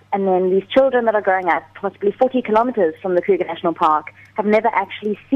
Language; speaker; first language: English; native; English